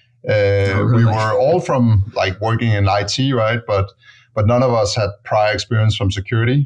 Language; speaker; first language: English; non-native, fluent; Danish